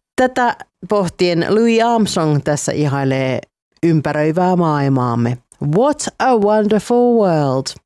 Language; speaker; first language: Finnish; native; Finnish